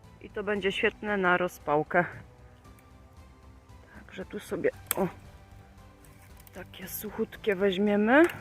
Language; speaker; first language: Polish; native; Polish